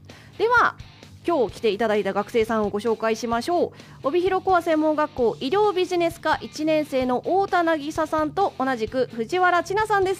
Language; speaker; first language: Japanese; native; Japanese